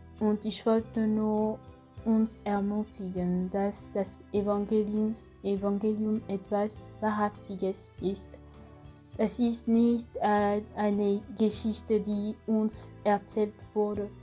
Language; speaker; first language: German; non-native, fluent; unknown